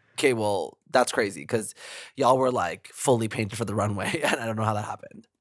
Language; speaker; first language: English; early bilingual, other home language; Hindi